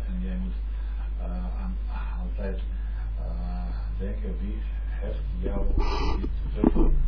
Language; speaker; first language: Dutch; non-native, learner; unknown